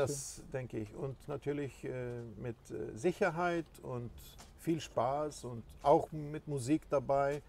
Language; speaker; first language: German; non-native, fluent; Swedish